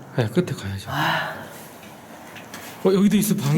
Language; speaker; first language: Korean; native; Korean